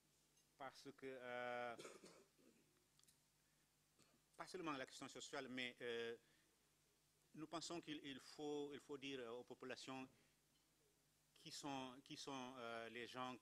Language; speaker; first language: French; non-native, fluent; Kabuverdianu